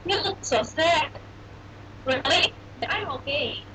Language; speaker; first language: English; non-native, learner; Indonesian